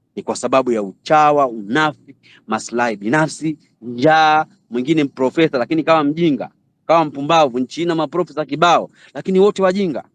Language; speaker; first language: Swahili; native; Swahili